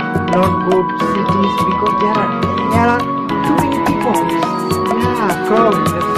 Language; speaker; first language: English; non-native, learner; Bangla